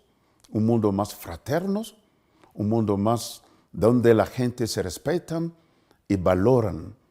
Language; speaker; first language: Spanish; non-native, fluent; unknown